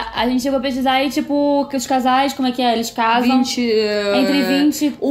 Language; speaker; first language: Portuguese; native; Portuguese